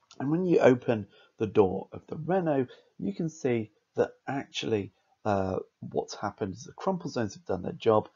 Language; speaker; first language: English; native; English